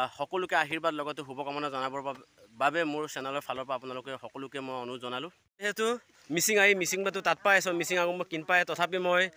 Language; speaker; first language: Assamese; non-native, local second language; Mising